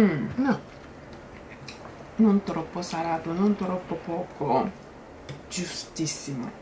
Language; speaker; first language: Italian; non-native, learner; Japanese